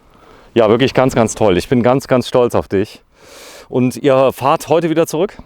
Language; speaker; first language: German; native; German